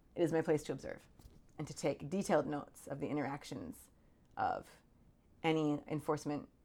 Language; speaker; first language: English; native; English